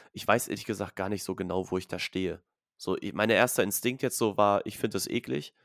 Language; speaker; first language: German; native; German